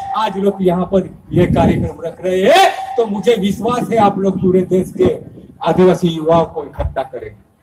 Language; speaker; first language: Hindi; non-native, local second language; Bhili